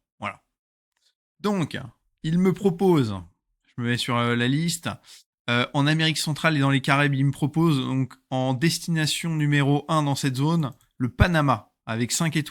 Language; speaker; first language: French; native; French